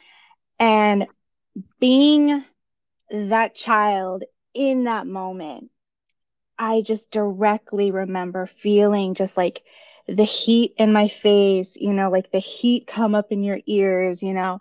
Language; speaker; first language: English; native; English